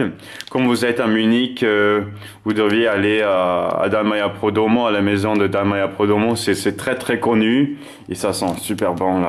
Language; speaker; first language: French; non-native, fluent; German